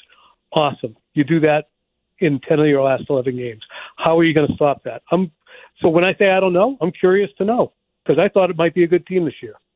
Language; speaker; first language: English; native; English